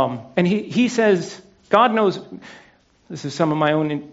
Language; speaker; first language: English; native; English